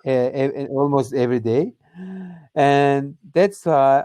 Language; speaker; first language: English; non-native, learner; Turkish